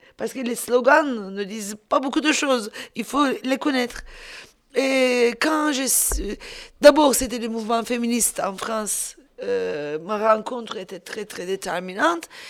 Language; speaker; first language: French; non-native, fluent; Turkish